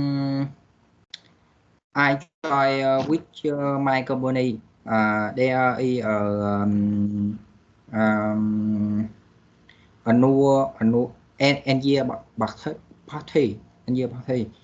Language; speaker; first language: English; non-native, learner; Vietnamese